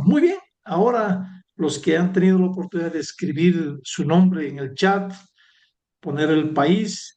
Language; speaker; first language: Spanish; native; Spanish